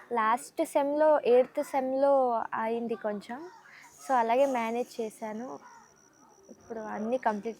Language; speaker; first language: Telugu; non-native, learner; Kannada